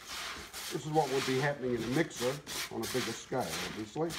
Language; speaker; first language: English; native; English